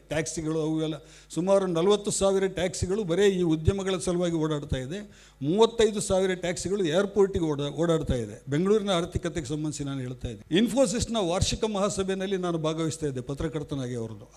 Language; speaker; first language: Kannada; non-native, local second language; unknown